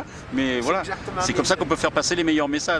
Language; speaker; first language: French; native; French